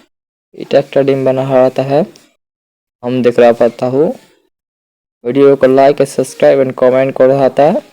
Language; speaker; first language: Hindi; non-native, learner; Bangla